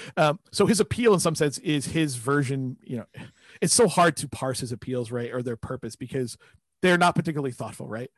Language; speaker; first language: English; native; English